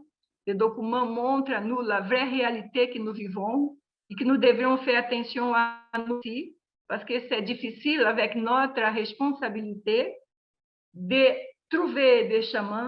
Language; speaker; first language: French; non-native, learner; Portuguese